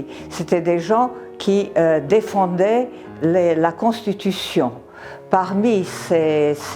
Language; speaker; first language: French; non-native, fluent; Serbian